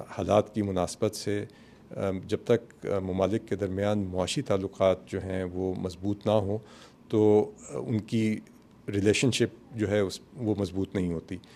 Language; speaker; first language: Urdu; native; Urdu